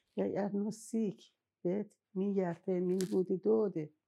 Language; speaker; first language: Norwegian; non-native, learner; Persian